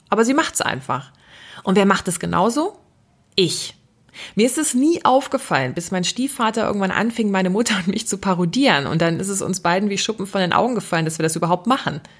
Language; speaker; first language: German; native; German